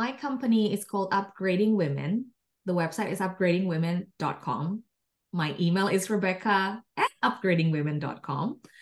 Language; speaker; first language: English; non-native, fluent; Indonesian